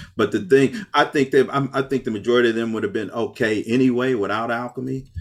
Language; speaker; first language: English; native; English